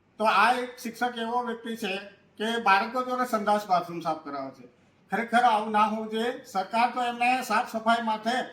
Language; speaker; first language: Gujarati; non-native, local second language; Bhili